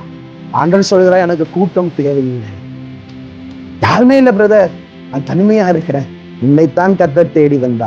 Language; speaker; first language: Tamil; native; Tamil